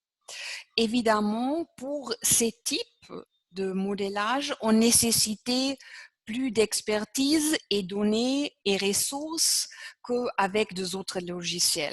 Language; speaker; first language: French; non-native, fluent; German